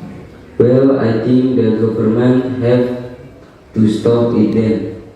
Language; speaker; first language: English; non-native, learner; Indonesian